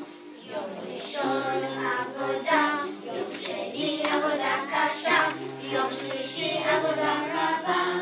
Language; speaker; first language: Hebrew; non-native, learner; English